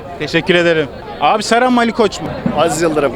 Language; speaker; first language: Turkish; native; Turkish